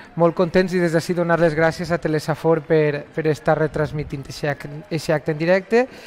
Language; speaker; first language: Catalan; native; Catalan